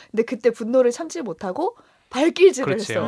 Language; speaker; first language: Korean; native; Korean